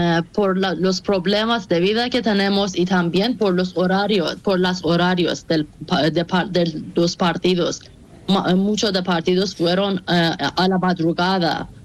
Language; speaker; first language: Spanish; non-native, fluent; Persian